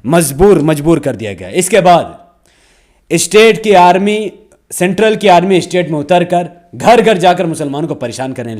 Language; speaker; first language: Hindi; native; Hindi